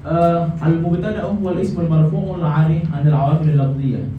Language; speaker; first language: Arabic; non-native, fluent; Indonesian